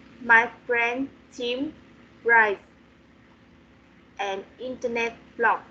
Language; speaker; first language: English; non-native, learner; Vietnamese